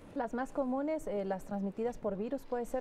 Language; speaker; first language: Spanish; native; Spanish